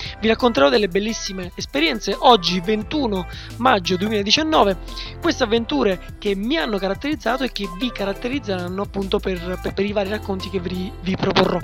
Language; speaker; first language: Italian; native; Italian